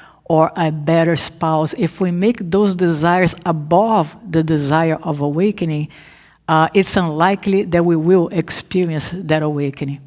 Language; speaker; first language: English; non-native, fluent; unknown